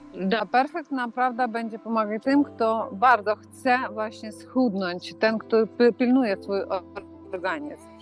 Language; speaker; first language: Polish; non-native, fluent; Ukrainian